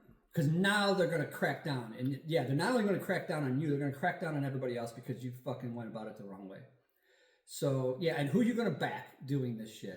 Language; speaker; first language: English; native; English